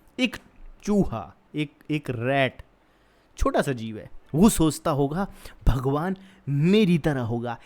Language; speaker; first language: Hindi; native; Hindi